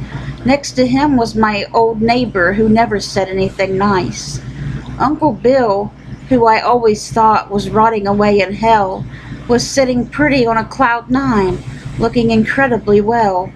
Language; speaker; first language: English; native; English